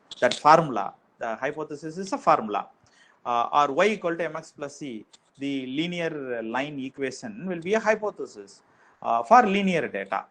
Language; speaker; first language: English; non-native, local second language; Tamil